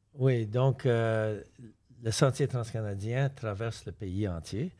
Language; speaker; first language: French; native; French